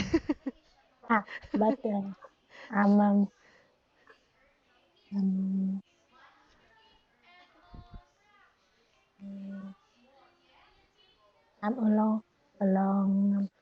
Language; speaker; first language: English; non-native, learner; Vietnamese